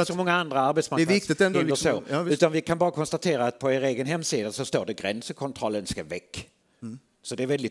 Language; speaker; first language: Swedish; native; Swedish